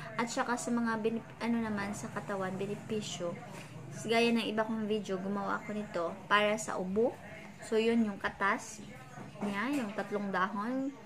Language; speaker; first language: Filipino; non-native, local second language; Cebuano